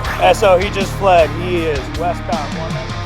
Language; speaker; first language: English; native; English